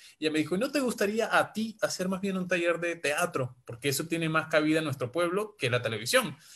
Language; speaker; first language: Spanish; native; Spanish